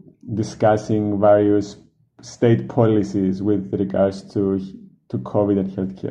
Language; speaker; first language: English; non-native, fluent; Greek